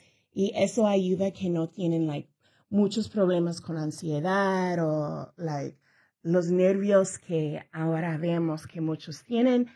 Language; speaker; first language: Spanish; early bilingual, heritage; Spanish